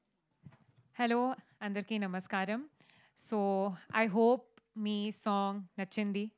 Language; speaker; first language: Telugu; non-native, learner; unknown